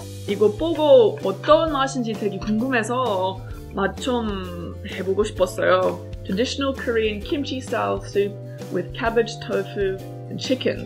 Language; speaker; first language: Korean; non-native, fluent; English